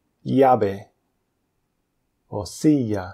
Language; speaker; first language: Spanish; non-native, fluent; English